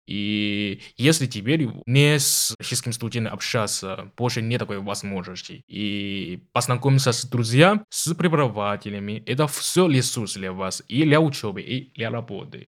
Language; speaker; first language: Russian; non-native, learner; Chinese